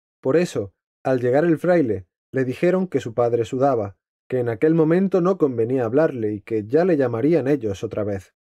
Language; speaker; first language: Spanish; native; Spanish